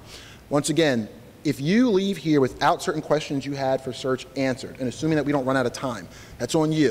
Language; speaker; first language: English; native; English